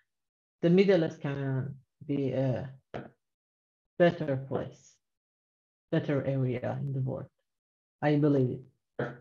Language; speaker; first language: English; non-native, learner; Persian